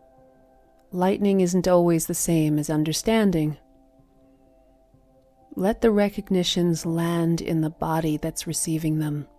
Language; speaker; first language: English; native; English